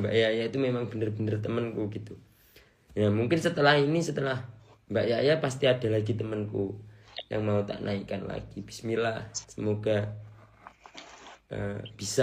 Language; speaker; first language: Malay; non-native, local second language; Javanese